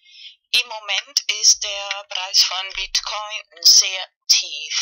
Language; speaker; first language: German; non-native, learner; Spanish